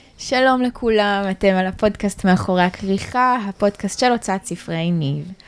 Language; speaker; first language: Hebrew; native; Hebrew